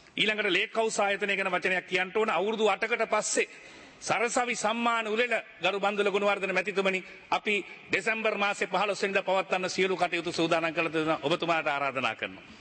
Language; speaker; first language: Sinhala; native; Sinhala